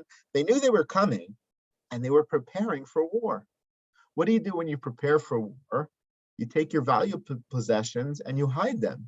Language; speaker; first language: English; native; English